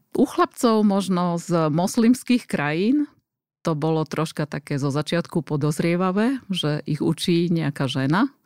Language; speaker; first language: Slovak; native; Slovak